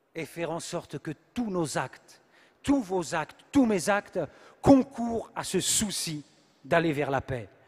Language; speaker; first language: French; native; French